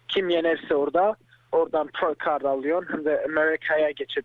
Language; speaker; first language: Turkish; early bilingual, heritage; Turkish